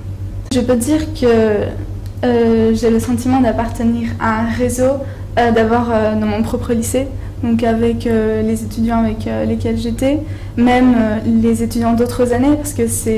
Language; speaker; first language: French; non-native, fluent; Spanish